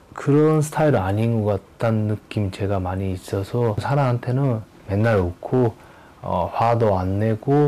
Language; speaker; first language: Korean; non-native, fluent; Japanese